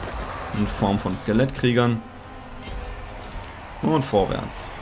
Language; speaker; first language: German; native; German